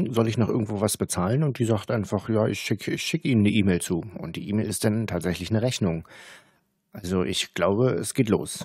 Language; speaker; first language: German; native; German